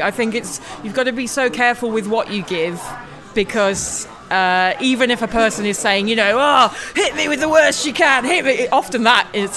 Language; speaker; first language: English; native; English